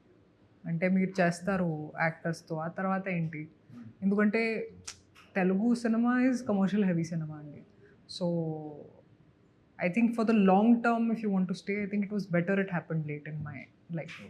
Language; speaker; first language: Telugu; non-native, fluent; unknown